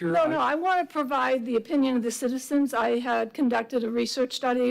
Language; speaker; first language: English; native; English